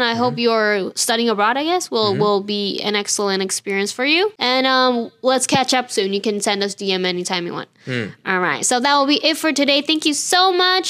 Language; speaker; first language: English; non-native, fluent; Japanese